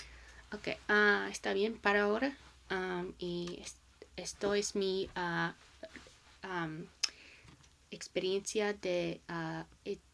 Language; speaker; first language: Spanish; non-native, learner; English